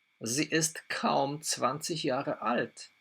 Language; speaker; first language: German; non-native, fluent; Polish